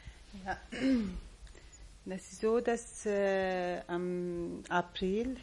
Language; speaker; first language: German; non-native, fluent; Persian